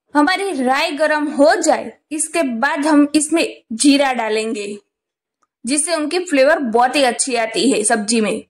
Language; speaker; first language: Hindi; non-native, local second language; Gujarati